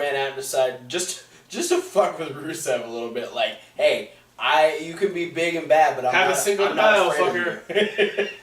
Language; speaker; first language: English; native; English